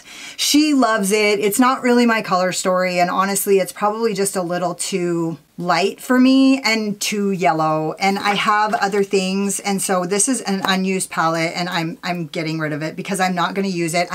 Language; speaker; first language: English; native; English